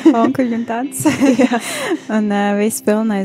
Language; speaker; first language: Latvian; native; Latvian